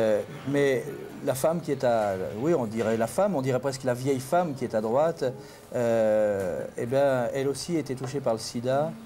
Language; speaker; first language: French; native; French